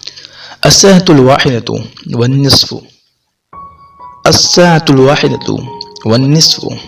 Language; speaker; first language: Arabic; non-native, fluent; Urdu